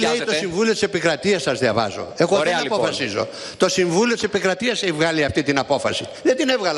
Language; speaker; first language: Greek; native; Greek